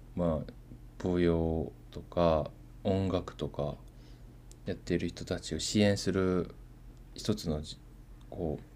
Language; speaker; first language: Japanese; native; Japanese